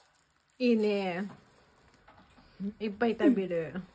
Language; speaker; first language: Japanese; non-native, learner; Filipino